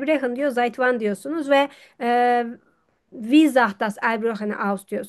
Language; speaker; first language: German; non-native, fluent; Turkish